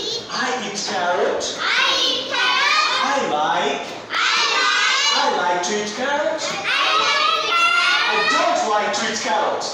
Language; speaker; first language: English; non-native, fluent; Bangla